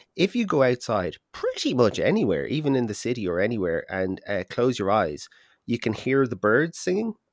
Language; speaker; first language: English; native; English